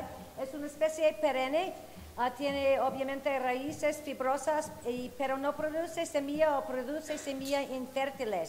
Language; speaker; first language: Spanish; non-native, fluent; English